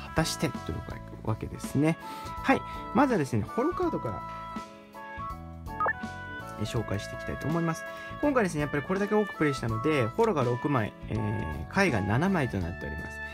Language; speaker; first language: Japanese; native; Japanese